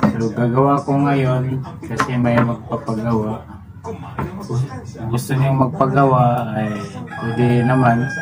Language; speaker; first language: Filipino; non-native, local second language; Cebuano